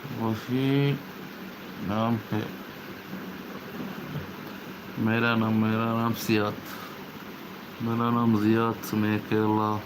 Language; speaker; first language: Hindi; non-native, local second language; Malayalam